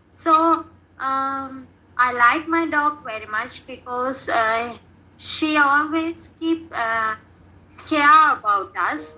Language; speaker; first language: English; non-native, learner; Sinhala